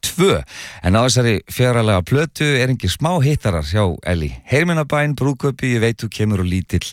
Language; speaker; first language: Icelandic; native; Icelandic